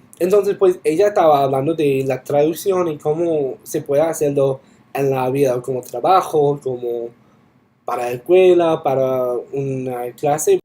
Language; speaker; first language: Spanish; non-native, fluent; English